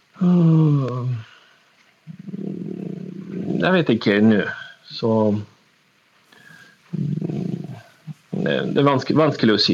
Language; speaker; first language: Norwegian; non-native, learner; Russian